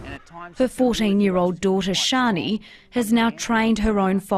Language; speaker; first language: English; native; English